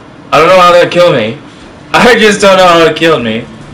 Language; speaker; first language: English; native; English